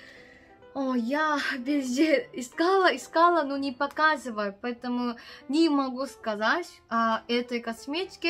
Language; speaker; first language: Russian; non-native, learner; Korean